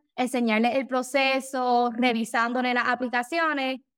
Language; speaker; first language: Spanish; native; Spanish